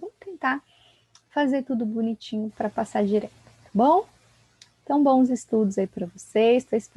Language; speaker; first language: Portuguese; native; Portuguese